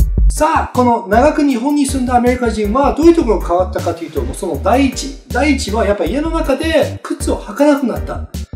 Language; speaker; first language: Japanese; non-native, fluent; English